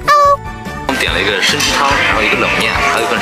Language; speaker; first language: Chinese; native; Chinese